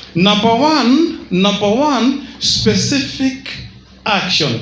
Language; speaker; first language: English; non-native, local second language; Swahili